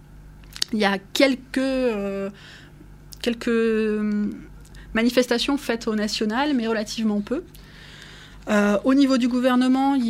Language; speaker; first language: French; native; French